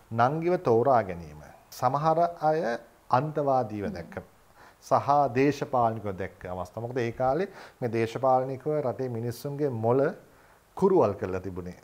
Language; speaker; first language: Sinhala; native; Sinhala